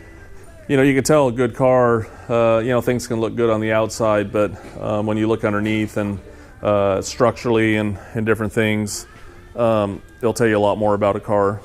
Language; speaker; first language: English; native; English